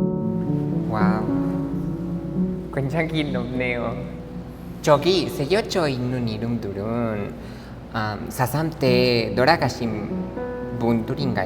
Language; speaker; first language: Korean; non-native, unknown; Spanish